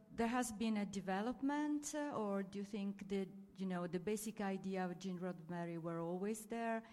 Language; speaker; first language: English; non-native, fluent; Italian